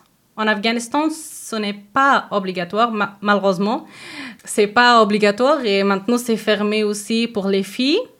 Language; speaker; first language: French; non-native, learner; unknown